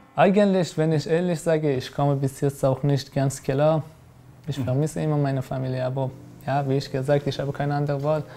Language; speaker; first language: German; non-native, learner; Persian